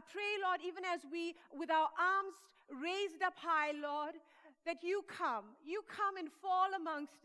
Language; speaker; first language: English; native; English